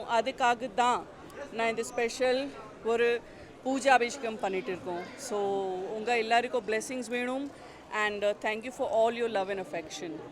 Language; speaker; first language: Tamil; non-native, fluent; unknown